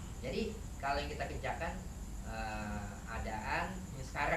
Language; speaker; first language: Indonesian; native; Indonesian